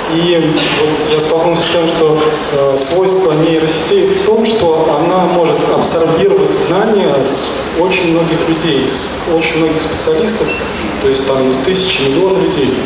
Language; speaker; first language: Russian; native; Russian